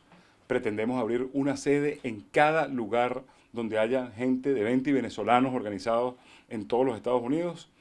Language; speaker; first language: Spanish; native; Spanish